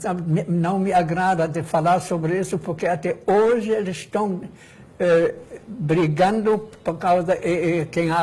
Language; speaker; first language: Portuguese; non-native, fluent; German